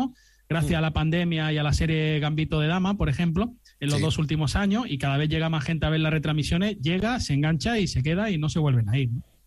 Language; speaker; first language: Spanish; native; Spanish